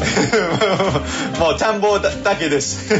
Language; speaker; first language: Japanese; non-native, fluent; English